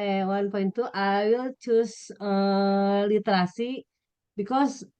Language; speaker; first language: English; non-native, learner; Indonesian